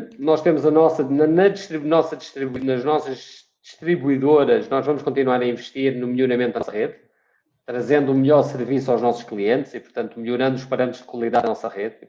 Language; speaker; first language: Portuguese; native; Portuguese